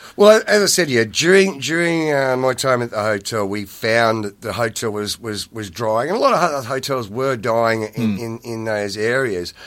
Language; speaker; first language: English; native; English